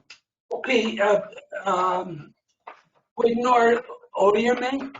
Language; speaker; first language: Spanish; non-native, learner; English